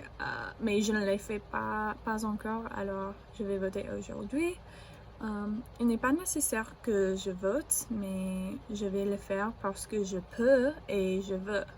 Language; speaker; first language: French; non-native, learner; English